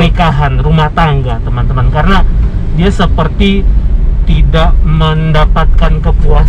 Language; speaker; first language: Indonesian; native; Indonesian